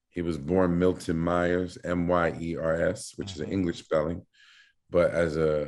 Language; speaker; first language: English; native; English